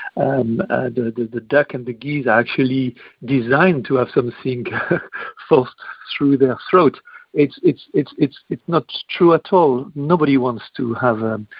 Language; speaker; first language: English; non-native, fluent; French